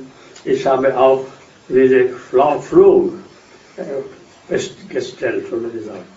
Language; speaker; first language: German; non-native, fluent; Hindi